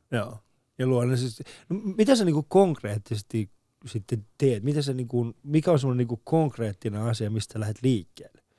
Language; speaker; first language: Finnish; early bilingual, other home language; Persian